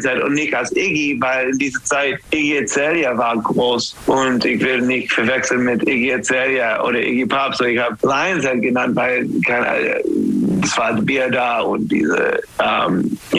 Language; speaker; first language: German; non-native, fluent; English